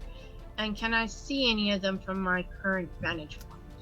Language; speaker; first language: English; native; English